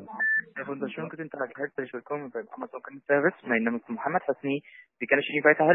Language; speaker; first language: German; non-native, learner; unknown